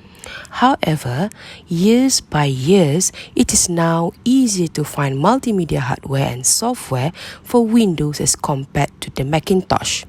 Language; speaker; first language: English; non-native, local second language; Malay